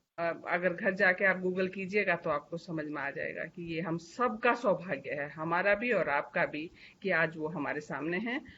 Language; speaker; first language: Hindi; native; Hindi